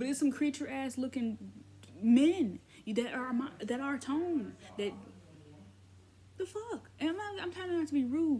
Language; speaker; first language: English; native; English